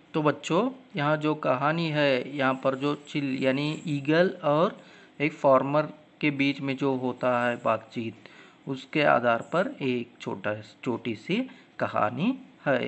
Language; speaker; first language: Hindi; non-native, local second language; Kannada